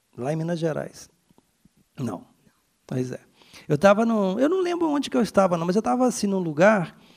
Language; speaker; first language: Portuguese; native; Portuguese